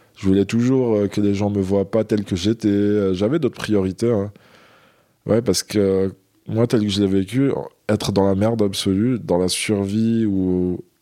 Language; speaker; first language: French; non-native, local second language; Arabic